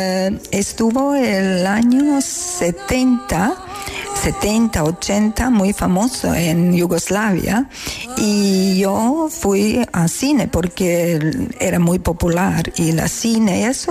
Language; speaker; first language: Spanish; non-native, learner; Croatian